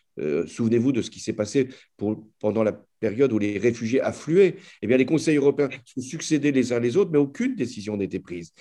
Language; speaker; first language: French; native; French